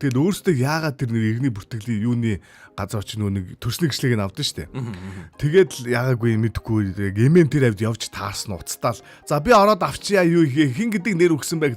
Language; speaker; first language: Mongolian; native; Mongolian